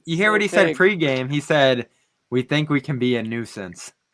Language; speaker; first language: English; native; English